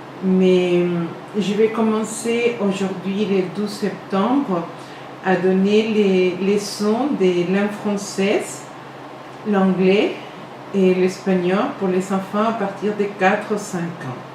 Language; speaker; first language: French; non-native, fluent; Spanish